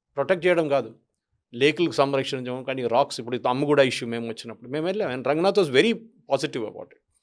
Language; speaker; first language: Telugu; non-native, fluent; Malayalam